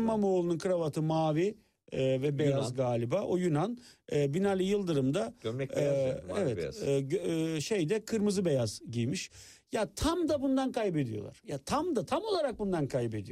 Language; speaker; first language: Turkish; native; Turkish